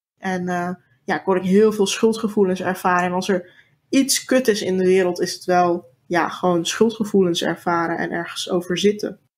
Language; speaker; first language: Dutch; early bilingual, other home language; Turkish